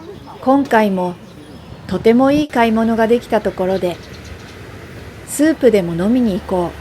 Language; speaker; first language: Japanese; native; Japanese